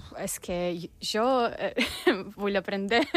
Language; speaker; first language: Catalan; non-native, learner; Russian